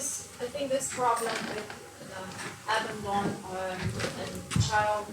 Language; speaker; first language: English; non-native, learner; Romanian